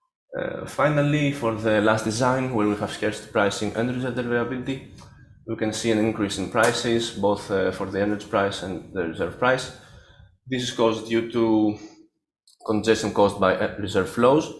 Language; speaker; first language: English; non-native, fluent; Greek